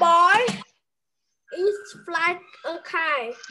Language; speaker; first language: English; non-native, learner; Vietnamese